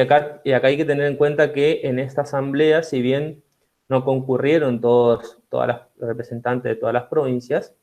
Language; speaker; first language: Spanish; native; Spanish